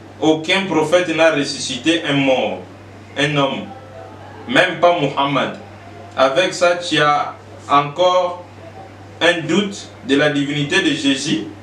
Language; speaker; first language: French; non-native, local second language; Lingala